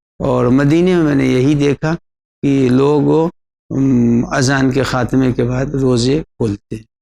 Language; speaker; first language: Urdu; native; Urdu